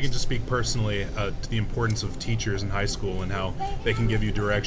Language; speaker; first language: English; native; English